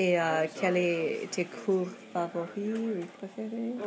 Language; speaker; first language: French; non-native, fluent; English